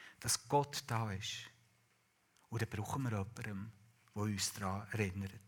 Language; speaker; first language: German; native; German